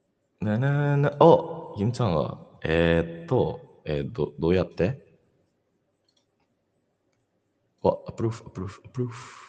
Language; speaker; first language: Japanese; non-native, learner; Indonesian